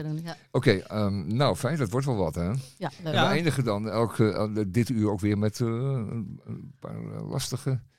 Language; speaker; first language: Dutch; native; Dutch